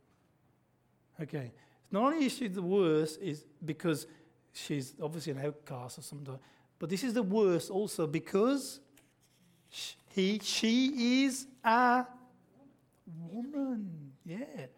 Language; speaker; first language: English; native; English